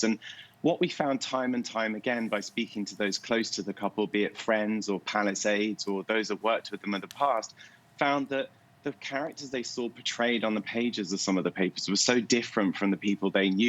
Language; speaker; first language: English; native; English